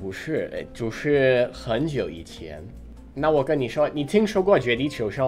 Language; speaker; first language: Chinese; non-native, fluent; English